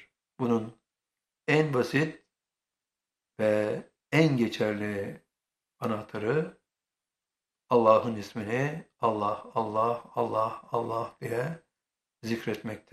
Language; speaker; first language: Turkish; native; Turkish